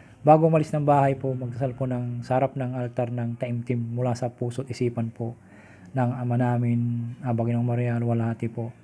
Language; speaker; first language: Filipino; non-native, local second language; Pangasinan